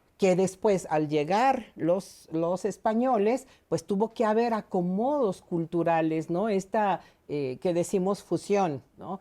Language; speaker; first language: Spanish; native; Spanish